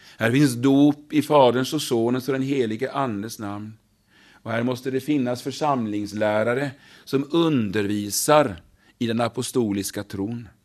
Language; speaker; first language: Swedish; native; Swedish